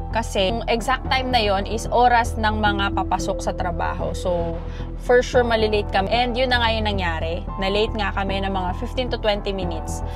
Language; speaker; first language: Filipino; native; Filipino